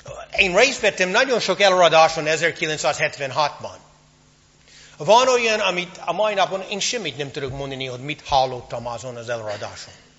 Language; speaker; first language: Hungarian; non-native, fluent; English